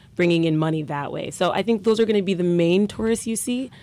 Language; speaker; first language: English; native; English